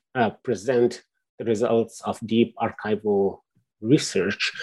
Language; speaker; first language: English; non-native, local second language; Urdu